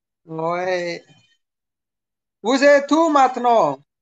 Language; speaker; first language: French; non-native, learner; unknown